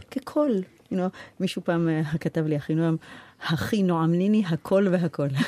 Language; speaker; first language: Hebrew; early bilingual, heritage; Hebrew